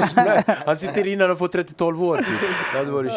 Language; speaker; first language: Swedish; native; Swedish